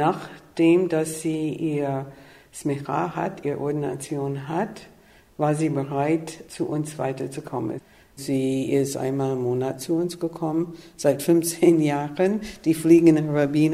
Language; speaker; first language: German; non-native, fluent; English